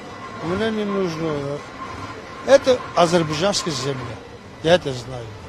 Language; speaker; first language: Russian; non-native, local second language; Armenian